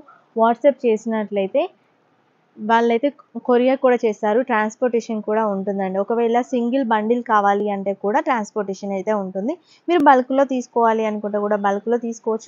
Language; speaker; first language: Telugu; native; Telugu